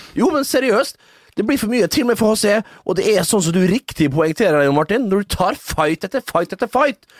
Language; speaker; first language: Norwegian; native; Norwegian